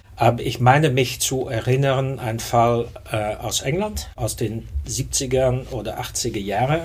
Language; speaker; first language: German; non-native, fluent; Dutch